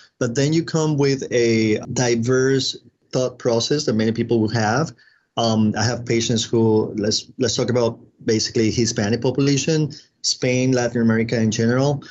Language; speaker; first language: English; non-native, fluent; Spanish